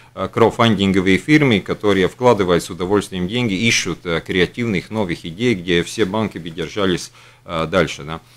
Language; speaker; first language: Russian; non-native, local second language; Latvian